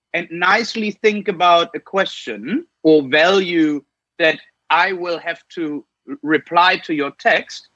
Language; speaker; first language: English; non-native, fluent; German